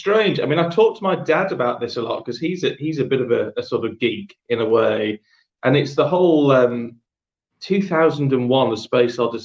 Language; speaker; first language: English; native; English